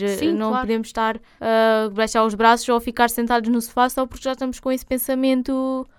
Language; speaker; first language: Portuguese; native; Portuguese